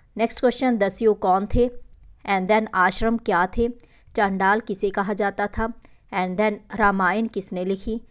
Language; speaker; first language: Hindi; non-native, local second language; Punjabi